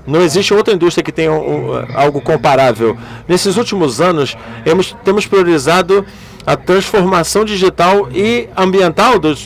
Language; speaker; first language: Portuguese; non-native, learner; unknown